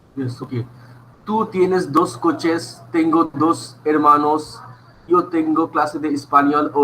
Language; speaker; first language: Spanish; non-native, fluent; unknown